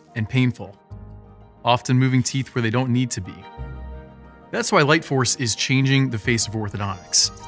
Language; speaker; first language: English; native; English